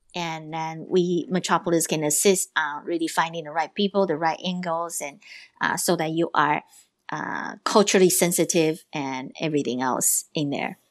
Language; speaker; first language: English; non-native, fluent; Chinese